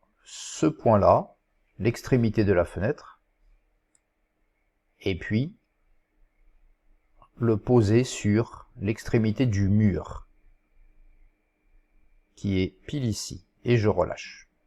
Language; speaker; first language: French; native; French